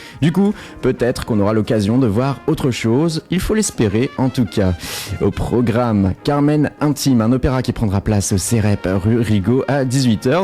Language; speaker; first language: French; native; French